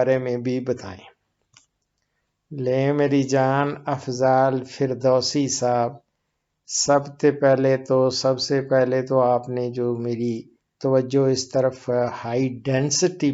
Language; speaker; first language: Urdu; native; Urdu